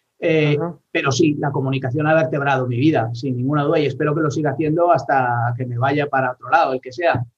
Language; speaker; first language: Spanish; native; Spanish